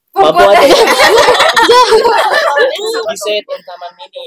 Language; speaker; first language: English; non-native, learner; Indonesian